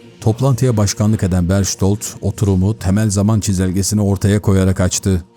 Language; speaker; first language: Turkish; native; Turkish